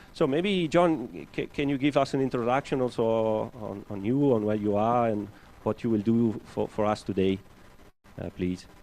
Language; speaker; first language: English; non-native, fluent; Italian